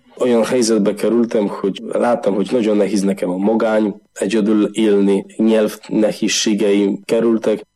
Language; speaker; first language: Hungarian; non-native, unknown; Polish